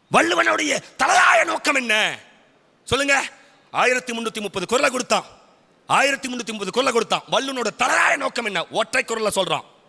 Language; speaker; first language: Tamil; native; Tamil